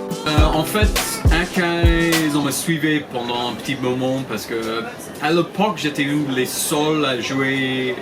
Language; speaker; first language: French; non-native, fluent; English